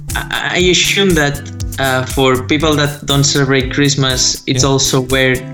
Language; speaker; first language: English; non-native, fluent; Spanish